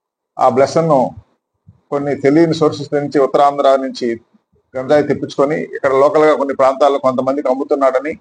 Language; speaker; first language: Telugu; native; Telugu